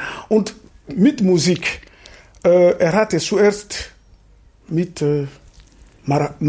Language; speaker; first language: German; non-native, fluent; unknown